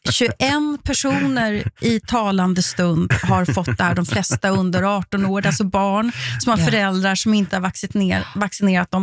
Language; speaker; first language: Swedish; native; Swedish